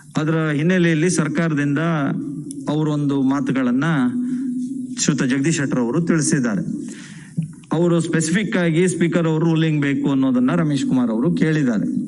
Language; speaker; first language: Kannada; native; Kannada